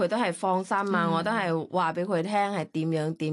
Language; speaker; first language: Cantonese; non-native, learner; Thai